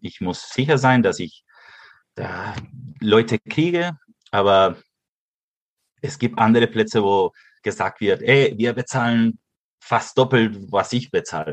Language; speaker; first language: German; early bilingual, heritage; Spanish